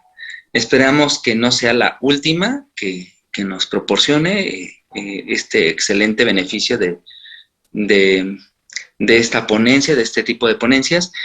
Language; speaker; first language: Spanish; native; Spanish